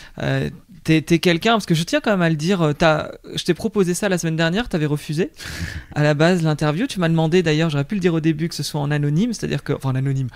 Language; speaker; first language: French; native; French